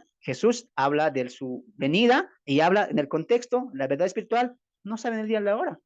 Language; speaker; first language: Spanish; native; Spanish